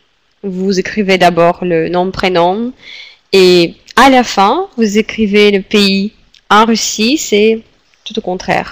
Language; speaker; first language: French; non-native, fluent; Russian